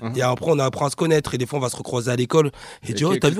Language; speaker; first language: French; native; French